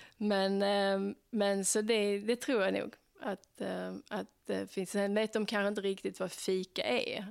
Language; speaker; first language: Swedish; native; Swedish